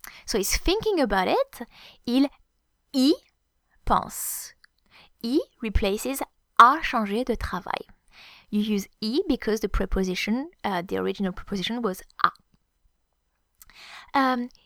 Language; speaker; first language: English; non-native, fluent; French